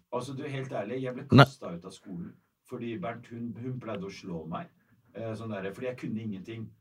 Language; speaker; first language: Norwegian; early bilingual, other home language; Arabic